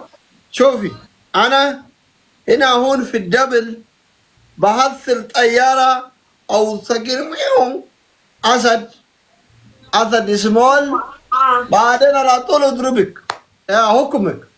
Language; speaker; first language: Arabic; non-native, learner; Oromo